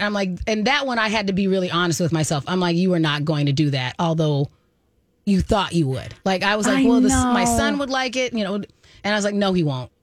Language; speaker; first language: English; native; English